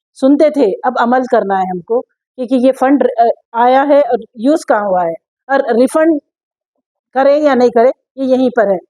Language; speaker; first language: Hindi; non-native, local second language; Urdu